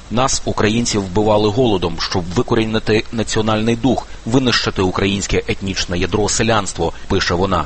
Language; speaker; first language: Ukrainian; native; Ukrainian